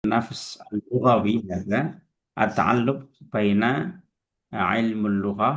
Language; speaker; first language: Arabic; non-native, fluent; Indonesian